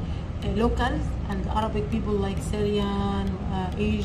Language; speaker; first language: English; non-native, learner; Arabic